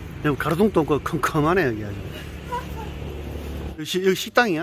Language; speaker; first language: Korean; native; Korean